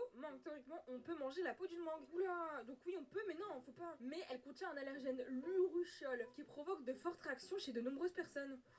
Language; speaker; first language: French; native; French